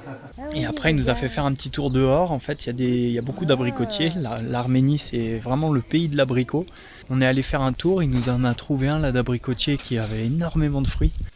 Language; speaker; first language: French; native; French